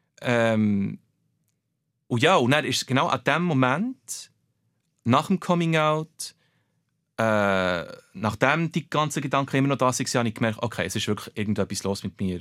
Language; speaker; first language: German; early bilingual, other home language; Portuguese